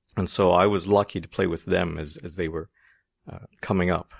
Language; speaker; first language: English; native; English